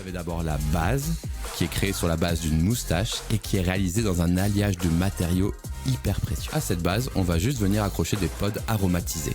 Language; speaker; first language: French; native; French